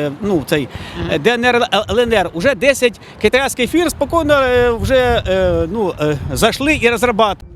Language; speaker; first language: Ukrainian; non-native, local second language; Russian